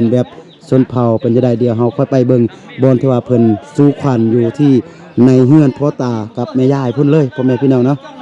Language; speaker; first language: Thai; non-native, local second language; Lao